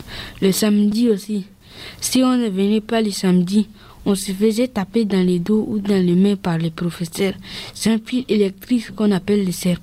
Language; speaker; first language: French; early bilingual, other home language; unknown